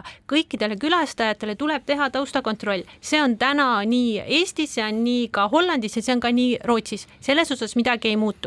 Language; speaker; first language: Estonian; native; Estonian